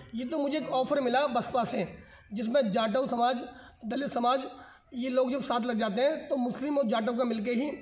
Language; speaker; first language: Hindi; native; Hindi